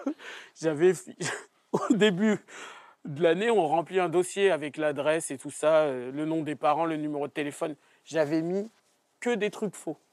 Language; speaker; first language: French; native; French